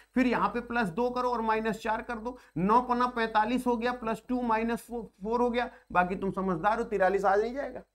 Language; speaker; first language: Hindi; native; Hindi